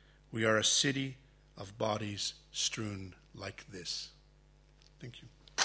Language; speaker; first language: English; early bilingual, other home language; Spanish